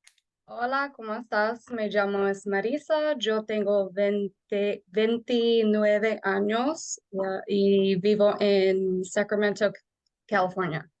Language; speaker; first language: Spanish; non-native, learner; English